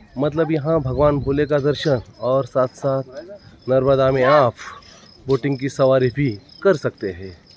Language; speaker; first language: Hindi; non-native, local second language; Marathi